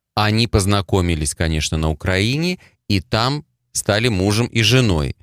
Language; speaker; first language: Russian; native; Russian